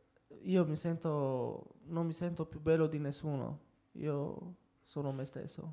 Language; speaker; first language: Italian; non-native, fluent; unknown